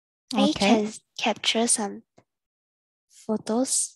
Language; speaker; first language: English; non-native, learner; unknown